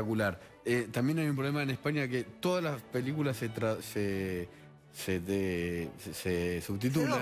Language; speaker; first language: Spanish; native; Spanish